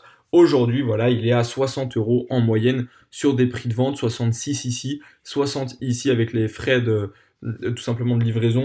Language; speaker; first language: French; native; French